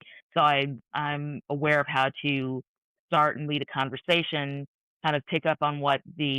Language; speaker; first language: English; native; English